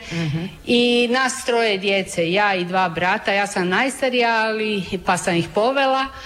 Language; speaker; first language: Serbian; native; Serbian